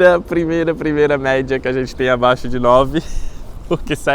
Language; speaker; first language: Portuguese; native; Portuguese